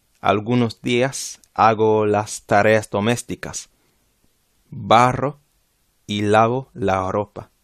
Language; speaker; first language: Spanish; non-native, fluent; English